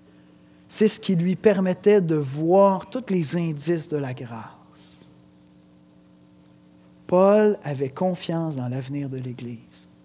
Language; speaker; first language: French; native; French